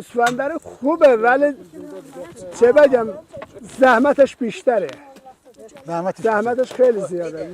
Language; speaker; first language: Persian; non-native, local second language; Azerbaijani